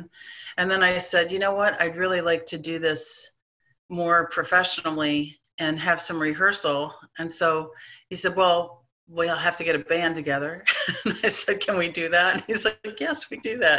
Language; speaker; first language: English; native; English